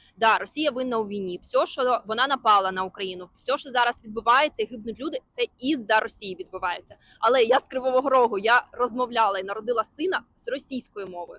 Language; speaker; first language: Ukrainian; non-native, local second language; Russian